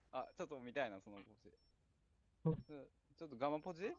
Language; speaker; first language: Japanese; native; Japanese